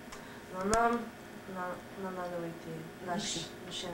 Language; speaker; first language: Russian; non-native, learner; English